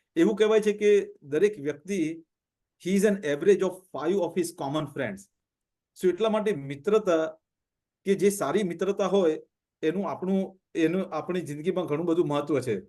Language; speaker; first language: Gujarati; non-native, local second language; Punjabi